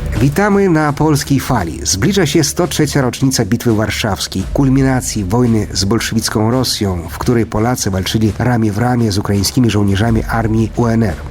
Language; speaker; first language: Polish; non-native, fluent; Ukrainian